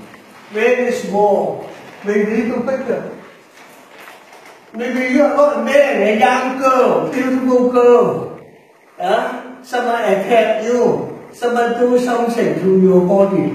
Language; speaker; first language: English; non-native, learner; Chinese